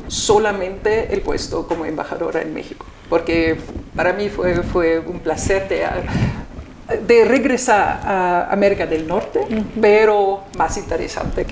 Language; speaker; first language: Spanish; non-native, fluent; German